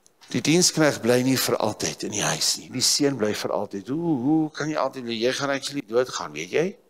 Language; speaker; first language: Afrikaans; native; Afrikaans